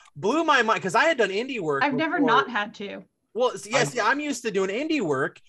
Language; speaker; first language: English; native; English